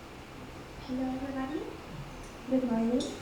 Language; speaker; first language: English; non-native, fluent; Spanish